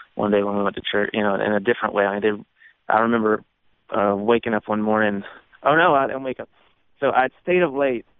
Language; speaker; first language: English; native; English